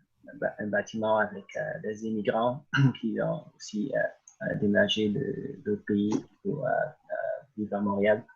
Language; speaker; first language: French; early bilingual, other home language; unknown